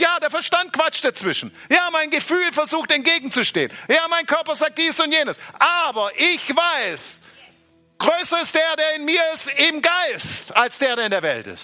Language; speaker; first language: German; native; German